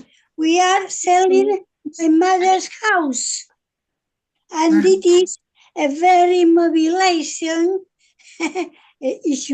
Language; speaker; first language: English; non-native, learner; Spanish